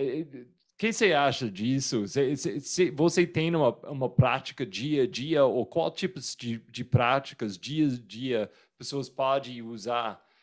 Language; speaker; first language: Portuguese; non-native, fluent; English